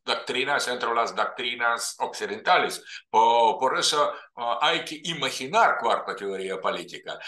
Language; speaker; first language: Spanish; non-native, fluent; Russian